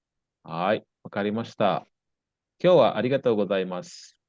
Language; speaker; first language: Japanese; non-native, fluent; Indonesian